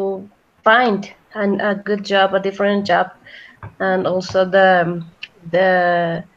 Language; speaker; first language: English; non-native, fluent; Spanish